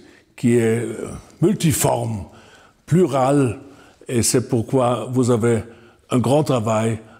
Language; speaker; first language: French; non-native, fluent; German